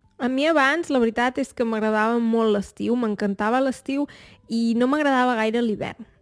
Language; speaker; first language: Catalan; native; Catalan